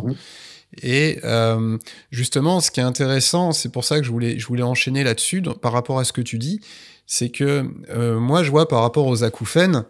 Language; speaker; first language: French; native; French